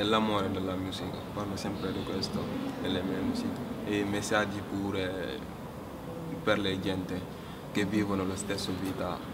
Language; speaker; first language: Italian; non-native, fluent; Wolof